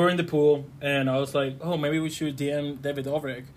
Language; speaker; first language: English; non-native, fluent; Spanish